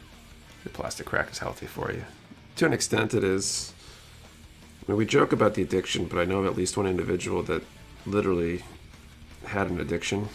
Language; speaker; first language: English; native; English